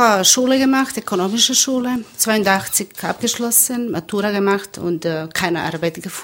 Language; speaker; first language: German; non-native, learner; Bosnian